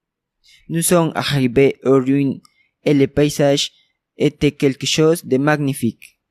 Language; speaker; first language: French; non-native, learner; Spanish